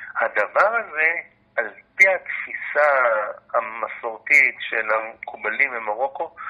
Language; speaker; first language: Hebrew; native; Hebrew